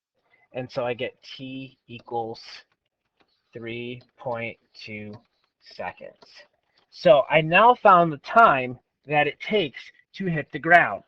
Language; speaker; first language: English; native; English